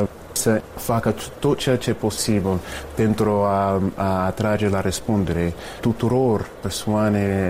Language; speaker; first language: Romanian; non-native, fluent; English